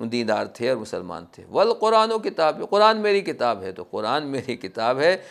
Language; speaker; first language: Hindi; native; Hindi